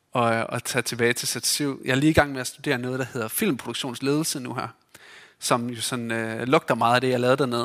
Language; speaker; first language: Danish; native; Danish